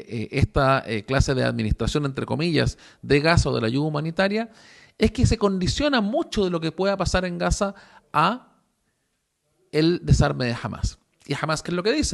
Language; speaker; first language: Spanish; native; Spanish